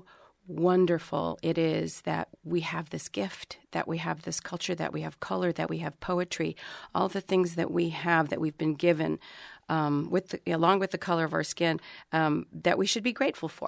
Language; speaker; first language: English; early bilingual, other home language; Spanish